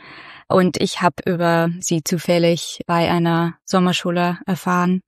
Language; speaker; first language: German; non-native, fluent; Russian